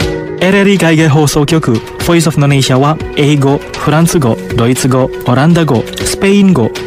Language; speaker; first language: Japanese; non-native, fluent; Indonesian